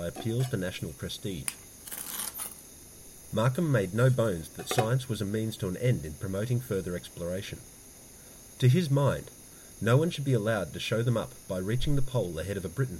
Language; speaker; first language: English; native; English